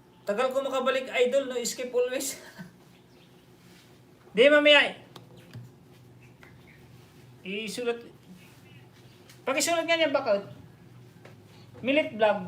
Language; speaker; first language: Filipino; non-native, local second language; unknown